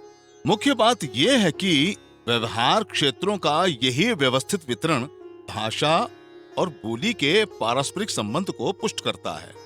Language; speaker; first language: Hindi; native; Hindi